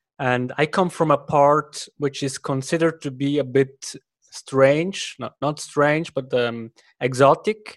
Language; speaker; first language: English; non-native, fluent; German